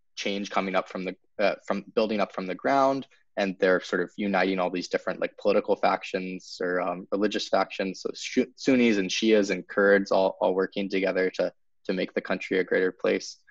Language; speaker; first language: English; native; English